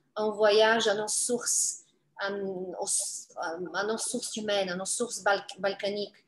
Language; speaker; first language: French; non-native, fluent; Bulgarian